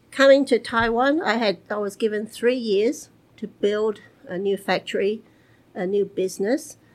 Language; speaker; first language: English; early bilingual, other home language; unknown